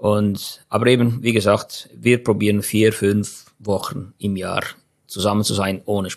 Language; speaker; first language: German; non-native, fluent; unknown